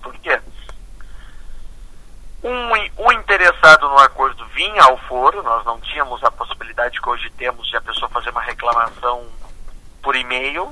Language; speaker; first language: Portuguese; native; Portuguese